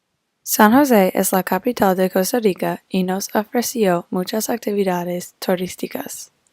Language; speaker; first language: Spanish; non-native, fluent; English